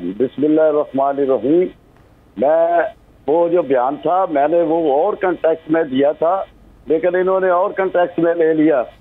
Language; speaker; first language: Urdu; non-native, local second language; Punjabi